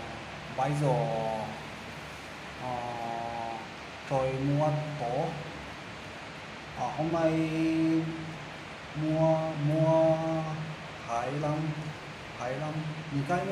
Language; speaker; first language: Vietnamese; non-native, learner; Japanese